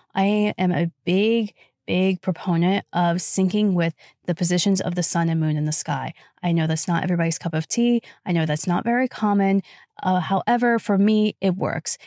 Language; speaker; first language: English; native; English